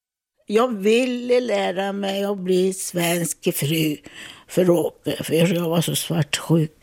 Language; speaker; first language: Swedish; non-native, fluent; Italian